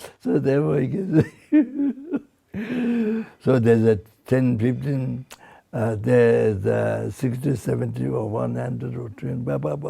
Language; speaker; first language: English; non-native, fluent; Sherpa